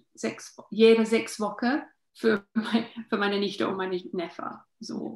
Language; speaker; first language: German; non-native, learner; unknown